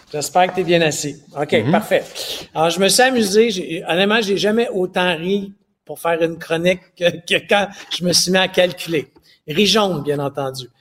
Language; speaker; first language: French; native; French